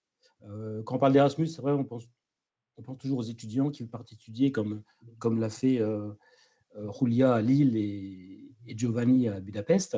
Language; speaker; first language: French; native; French